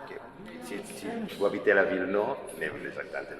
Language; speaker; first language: French; non-native, local second language; Catalan